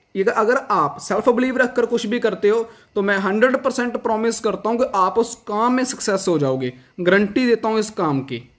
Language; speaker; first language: Hindi; non-native, local second language; Punjabi